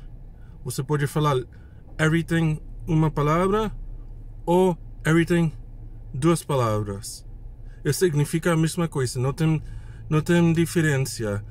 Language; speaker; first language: Portuguese; non-native, fluent; English